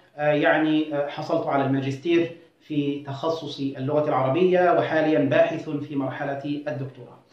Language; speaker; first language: Arabic; native; Arabic